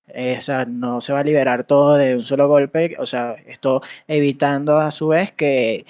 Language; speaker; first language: Spanish; native; Spanish